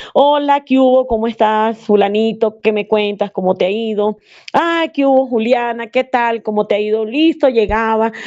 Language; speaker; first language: Spanish; native; Spanish